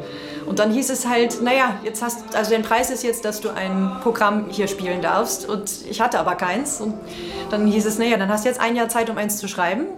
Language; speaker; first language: German; native; German